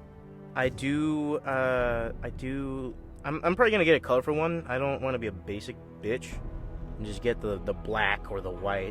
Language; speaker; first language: English; native; English